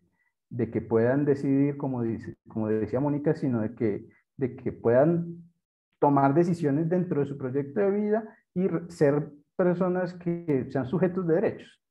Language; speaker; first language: Spanish; native; Spanish